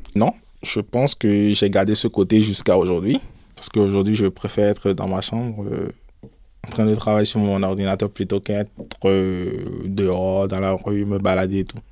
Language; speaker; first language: French; non-native, local second language; Fon